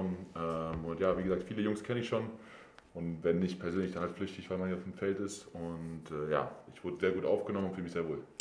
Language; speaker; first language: German; native; German